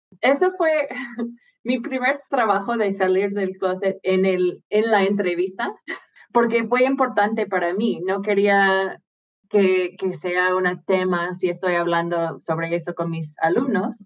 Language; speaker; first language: Spanish; non-native, fluent; English